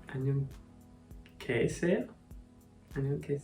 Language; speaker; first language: Korean; non-native, learner; English